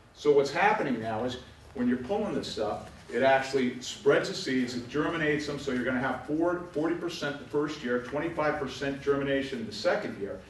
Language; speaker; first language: English; native; English